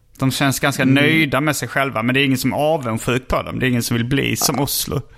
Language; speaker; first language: Swedish; native; Swedish